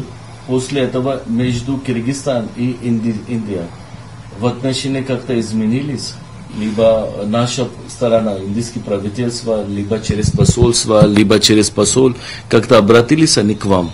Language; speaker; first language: Russian; non-native, learner; Hindi